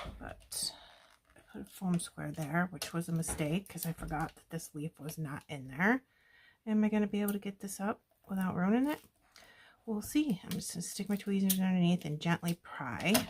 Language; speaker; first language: English; native; English